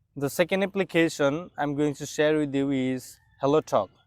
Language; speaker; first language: English; non-native, local second language; Bangla